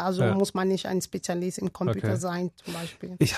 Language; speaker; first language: German; non-native, learner; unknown